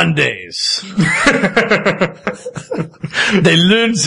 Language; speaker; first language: French; non-native, fluent; English